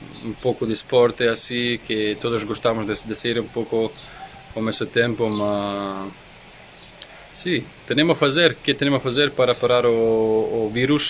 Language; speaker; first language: Portuguese; non-native, learner; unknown